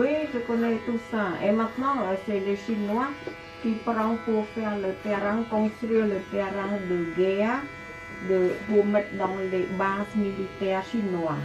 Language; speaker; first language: French; non-native, fluent; Khmer